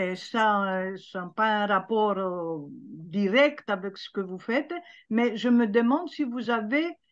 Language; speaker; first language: French; non-native, fluent; Greek